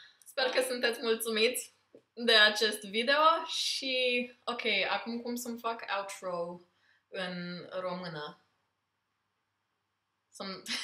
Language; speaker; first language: Romanian; early bilingual, heritage; Romanian